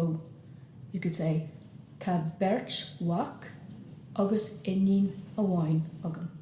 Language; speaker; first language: Irish; non-native, fluent; English